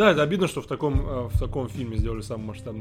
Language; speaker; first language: Russian; native; Russian